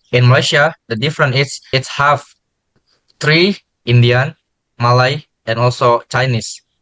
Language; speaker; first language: English; non-native, learner; Indonesian